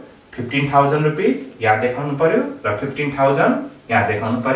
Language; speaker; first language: Nepali; native; Nepali